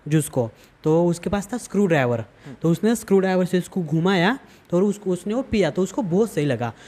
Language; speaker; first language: Hindi; non-native, local second language; Marathi